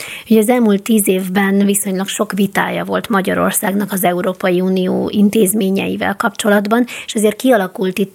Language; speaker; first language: Hungarian; native; Hungarian